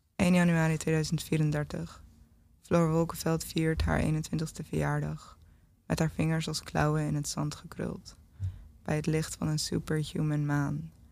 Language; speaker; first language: Dutch; native; Dutch